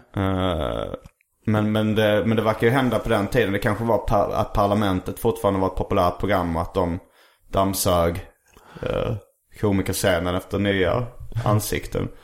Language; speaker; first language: Swedish; native; Swedish